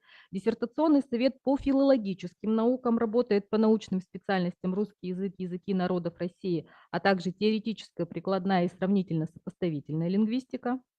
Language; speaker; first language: Russian; native; Russian